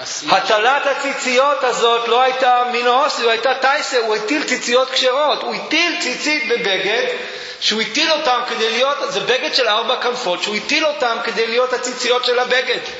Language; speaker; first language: Hebrew; native; Hebrew